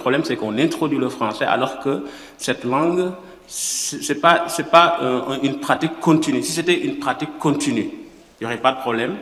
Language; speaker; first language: French; non-native, local second language; Wolof